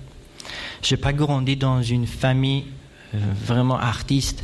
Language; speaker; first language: French; non-native, fluent; Persian